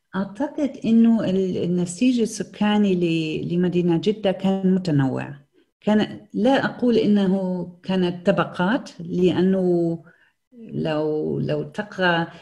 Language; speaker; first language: Arabic; non-native, fluent; German